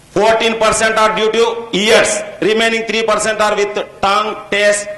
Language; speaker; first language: English; non-native, local second language; Telugu